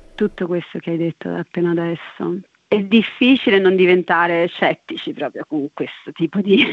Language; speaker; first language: Italian; native; Italian